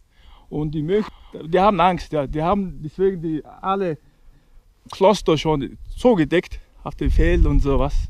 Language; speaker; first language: German; non-native, learner; Mongolian